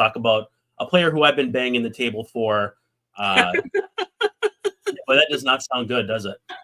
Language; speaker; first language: English; native; English